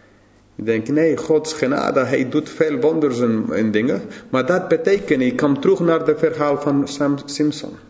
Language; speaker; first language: Dutch; non-native, fluent; English